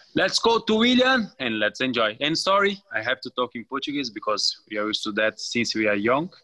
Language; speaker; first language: English; non-native, fluent; Portuguese